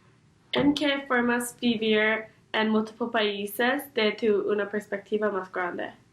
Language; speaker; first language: Spanish; non-native, learner; English